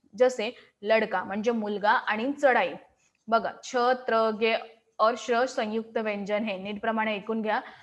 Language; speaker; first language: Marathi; non-native, local second language; Hindi